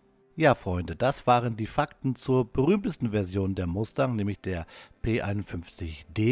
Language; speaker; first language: German; native; German